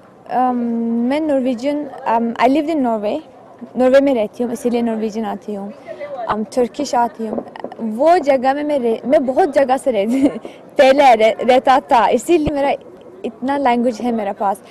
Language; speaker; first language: Hindi; non-native, learner; Persian